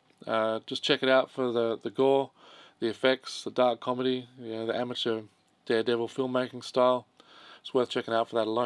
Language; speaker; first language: English; native; English